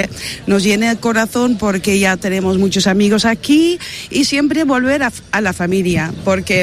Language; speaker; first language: Spanish; non-native, fluent; Dutch